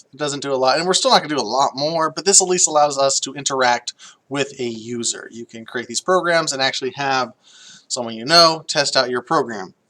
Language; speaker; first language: English; native; English